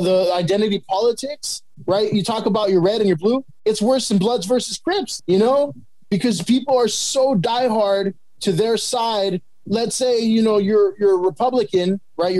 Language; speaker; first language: English; native; English